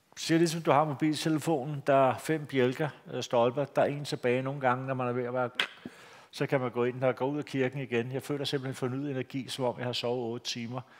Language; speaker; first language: Danish; native; Danish